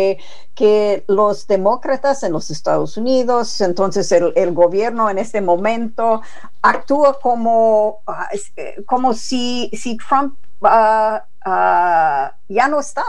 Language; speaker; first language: Spanish; non-native, fluent; English